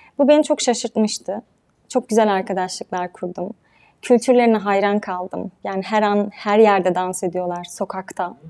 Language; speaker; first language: Turkish; native; Turkish